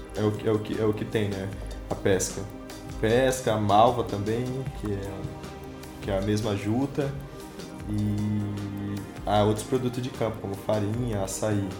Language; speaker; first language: Portuguese; native; Portuguese